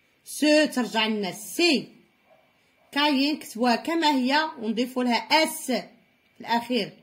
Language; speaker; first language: Arabic; native; Arabic